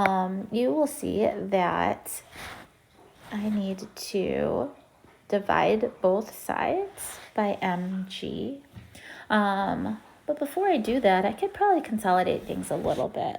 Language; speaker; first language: English; native; English